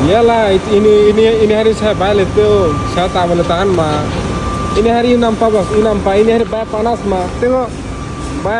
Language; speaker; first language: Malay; non-native, learner; Bangla